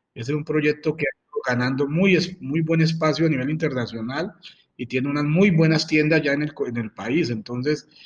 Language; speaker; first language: Spanish; native; Spanish